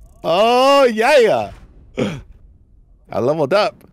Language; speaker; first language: English; native; English